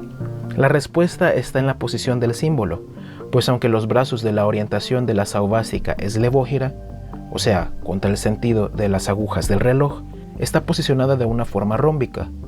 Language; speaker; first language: Spanish; native; Spanish